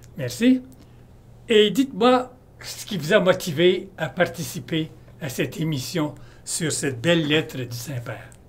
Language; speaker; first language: French; native; French